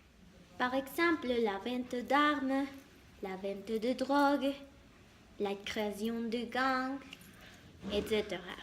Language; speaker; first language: French; non-native, learner; Spanish